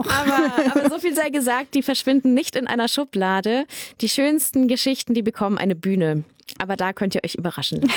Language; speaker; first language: German; native; German